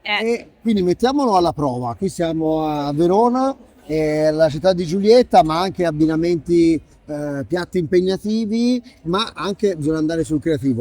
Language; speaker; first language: Italian; native; Italian